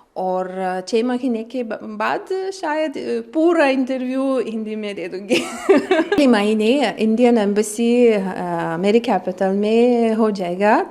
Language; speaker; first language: Hindi; non-native, learner; Lithuanian